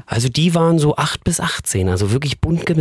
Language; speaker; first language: German; native; German